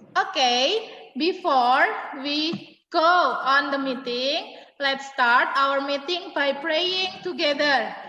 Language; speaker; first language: English; non-native, fluent; Indonesian